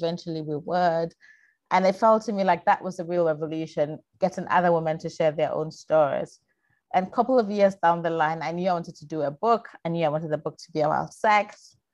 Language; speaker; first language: English; non-native, local second language; Akan